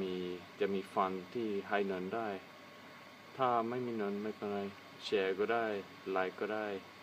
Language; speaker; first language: Thai; non-native, learner; English